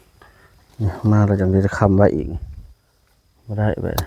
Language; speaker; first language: Thai; non-native, local second language; Lao